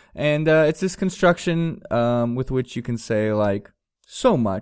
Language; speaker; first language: English; native; English